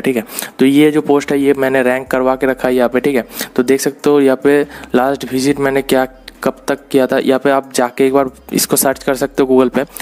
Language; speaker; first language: Hindi; non-native, local second language; Bangla